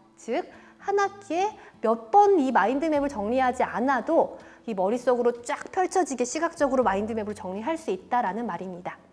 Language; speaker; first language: Korean; native; Korean